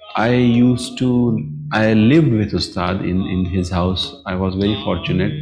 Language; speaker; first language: English; non-native, local second language; Marathi